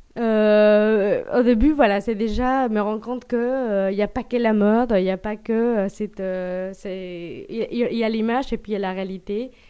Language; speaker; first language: French; non-native, fluent; Spanish